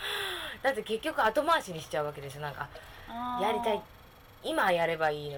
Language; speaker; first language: Japanese; native; Japanese